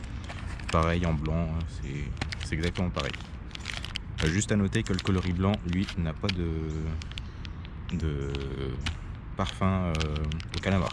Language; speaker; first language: French; native; French